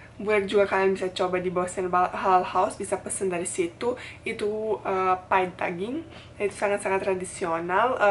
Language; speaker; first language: Indonesian; non-native, fluent; Bosnian